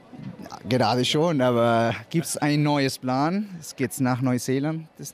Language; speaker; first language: German; non-native, fluent; Spanish